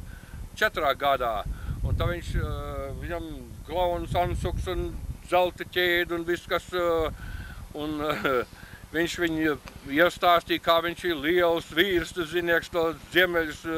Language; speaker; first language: Latvian; early bilingual, heritage; Latvian